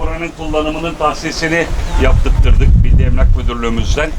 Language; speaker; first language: Turkish; native; Turkish